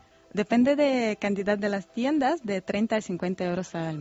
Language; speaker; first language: Spanish; non-native, fluent; Bulgarian